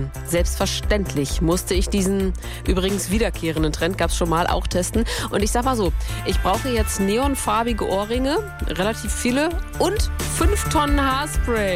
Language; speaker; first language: German; native; German